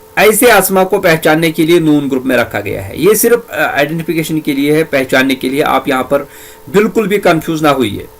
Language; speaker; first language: Urdu; native; Urdu